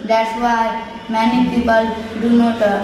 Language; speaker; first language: English; non-native, learner; Hindi